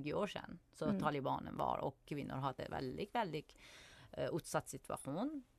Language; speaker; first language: Swedish; non-native, fluent; Persian